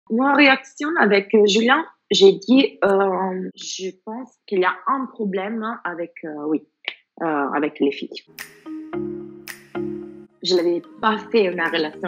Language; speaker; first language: French; non-native, fluent; Spanish